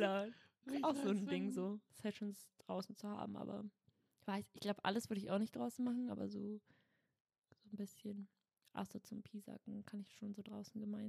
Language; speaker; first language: German; native; German